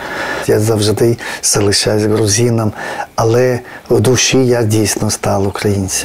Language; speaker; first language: Ukrainian; non-native, fluent; Georgian